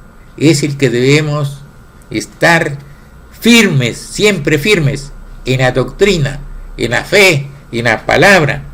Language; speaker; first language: Spanish; native; Spanish